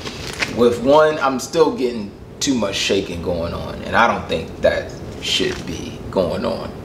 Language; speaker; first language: English; native; English